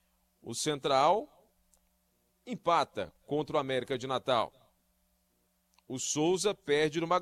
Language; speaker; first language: Portuguese; native; Portuguese